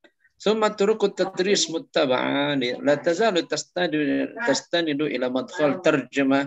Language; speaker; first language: Arabic; non-native, fluent; Indonesian